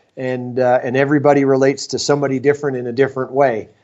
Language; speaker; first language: English; native; English